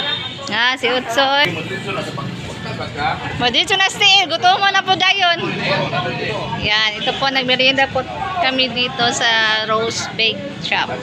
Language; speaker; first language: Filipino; non-native, local second language; Cebuano